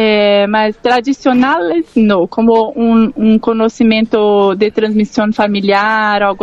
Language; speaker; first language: Spanish; non-native, learner; Portuguese